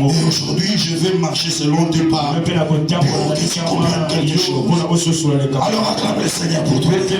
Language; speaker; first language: French; non-native, local second language; Lingala